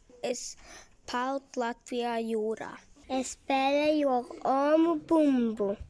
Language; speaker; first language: Latvian; early bilingual, heritage; Latvian